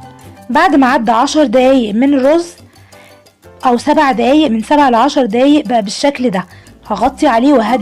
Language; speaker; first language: Arabic; native; Arabic